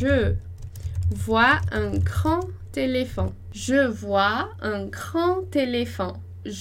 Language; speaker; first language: French; non-native, fluent; Portuguese